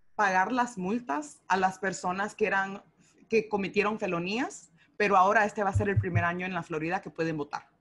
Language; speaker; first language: Spanish; early bilingual, heritage; Spanish